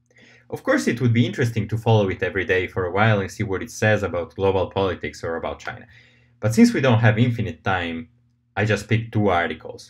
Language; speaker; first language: English; non-native, fluent; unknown